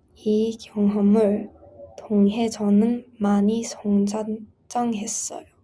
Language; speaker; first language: Korean; non-native, learner; English